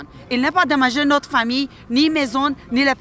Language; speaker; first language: French; non-native, learner; Persian